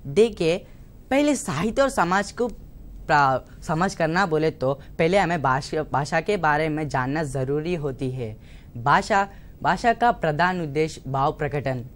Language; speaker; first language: Hindi; non-native, local second language; Telugu